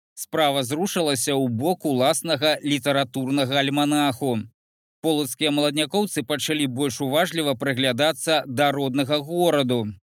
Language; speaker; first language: Belarusian; native; Belarusian